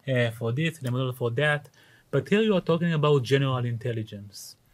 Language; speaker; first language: English; non-native, fluent; Hebrew